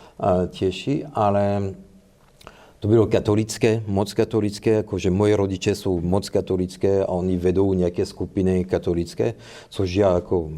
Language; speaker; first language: Czech; non-native, fluent; French